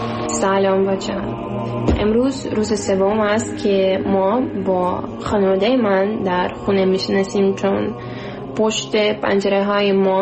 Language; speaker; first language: Persian; non-native, learner; Ukrainian